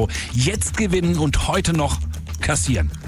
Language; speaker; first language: German; native; German